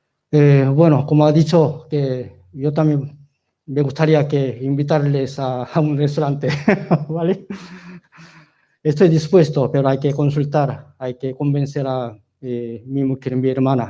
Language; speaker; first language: Spanish; non-native, learner; Korean